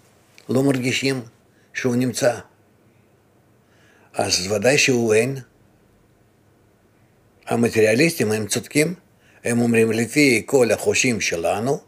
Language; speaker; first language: Hebrew; non-native, fluent; Russian